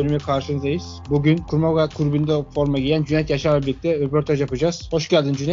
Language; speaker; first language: Turkish; native; Turkish